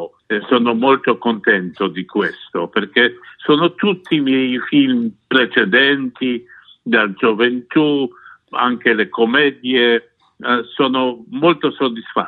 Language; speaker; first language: Italian; non-native, fluent; Polish